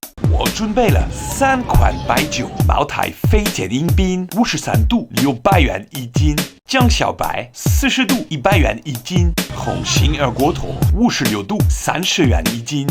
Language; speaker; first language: Chinese; non-native, fluent; French